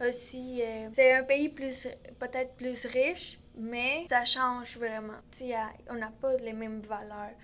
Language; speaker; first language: French; early bilingual, other home language; Spanish